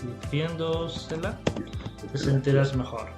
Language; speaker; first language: Spanish; non-native, fluent; English